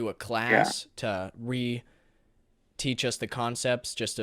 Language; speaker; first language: English; native; English